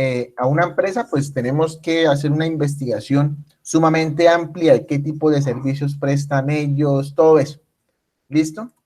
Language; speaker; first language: Spanish; native; Spanish